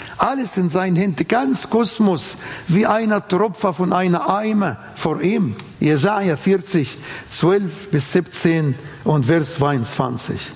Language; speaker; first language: German; non-native, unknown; Arabic